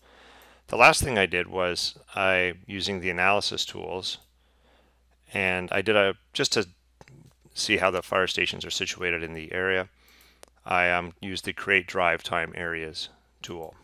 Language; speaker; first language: English; native; English